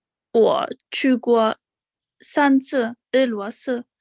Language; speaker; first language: Chinese; non-native, learner; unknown